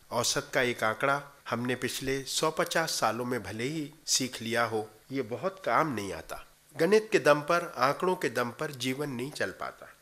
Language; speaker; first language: Hindi; native; Hindi